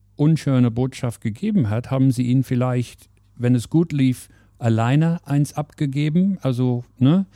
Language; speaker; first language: German; non-native, fluent; English